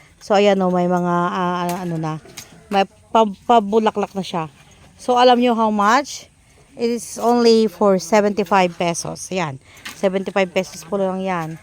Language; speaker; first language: Filipino; non-native, local second language; Pangasinan